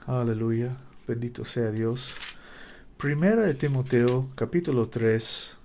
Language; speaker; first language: Spanish; non-native, learner; English